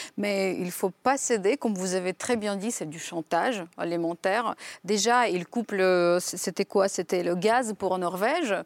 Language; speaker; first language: French; non-native, fluent; Ukrainian